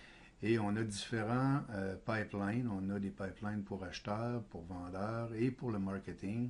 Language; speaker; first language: French; native; French